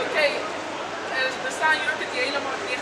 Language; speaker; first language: Dutch; native; Dutch